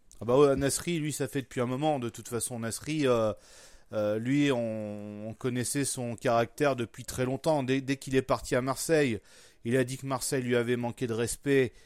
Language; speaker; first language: French; native; French